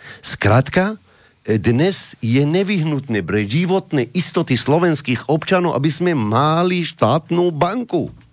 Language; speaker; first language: Slovak; non-native, fluent; Arabic